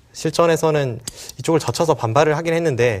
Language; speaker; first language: Korean; native; Korean